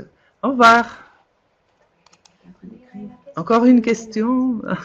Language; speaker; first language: French; non-native, local second language; Dutch